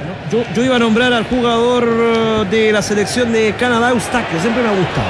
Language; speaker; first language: Spanish; native; Spanish